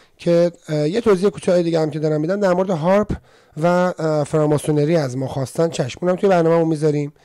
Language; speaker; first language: Persian; native; Persian